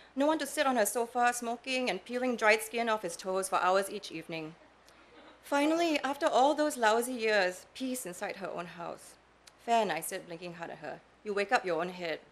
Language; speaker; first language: English; native; English